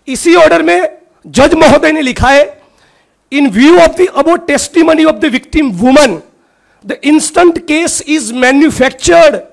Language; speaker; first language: Hindi; non-native, local second language; Gujarati